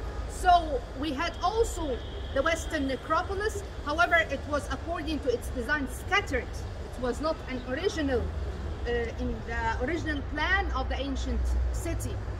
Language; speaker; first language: English; non-native, fluent; Arabic